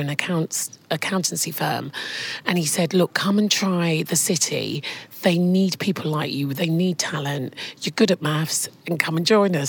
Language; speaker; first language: English; native; English